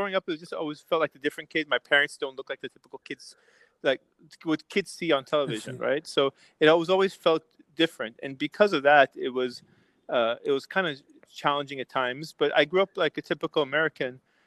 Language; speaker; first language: English; early bilingual, other home language; Persian